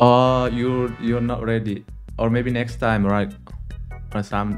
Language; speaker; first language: English; non-native, learner; Indonesian